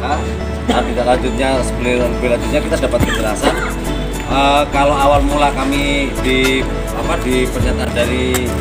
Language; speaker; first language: Indonesian; native; Indonesian